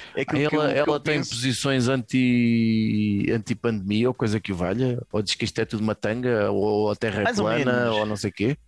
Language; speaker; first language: Portuguese; native; Portuguese